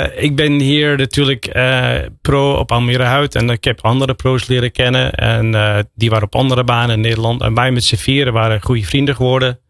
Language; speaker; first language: Dutch; non-native, fluent; English